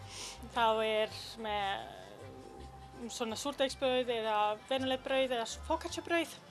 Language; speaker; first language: Icelandic; non-native, learner; Italian